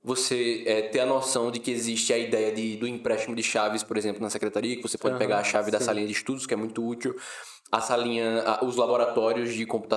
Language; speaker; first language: Portuguese; native; Portuguese